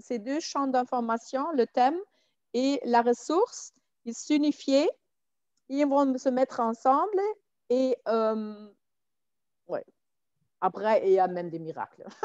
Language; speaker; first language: French; non-native, fluent; German